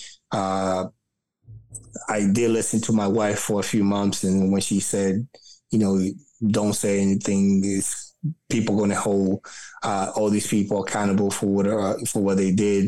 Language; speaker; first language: English; early bilingual, other home language; Spanish